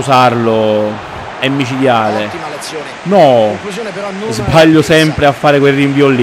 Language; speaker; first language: Italian; native; Italian